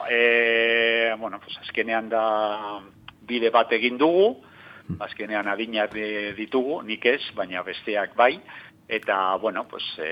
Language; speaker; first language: Basque; non-native, local second language; Spanish